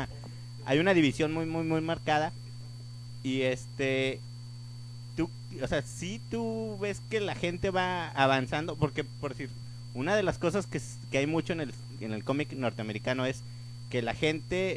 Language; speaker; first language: Spanish; native; Spanish